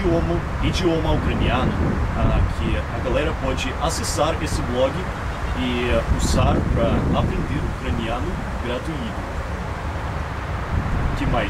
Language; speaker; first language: Portuguese; non-native, learner; Ukrainian